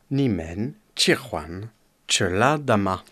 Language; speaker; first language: Chinese; non-native, learner; French